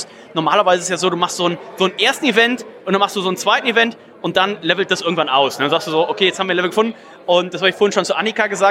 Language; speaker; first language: German; native; German